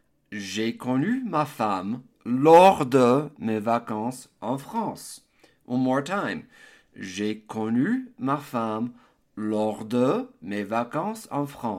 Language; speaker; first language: French; non-native, fluent; English